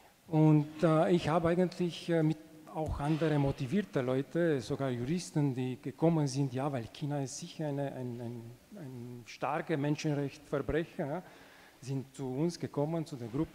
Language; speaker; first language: German; non-native, fluent; Romanian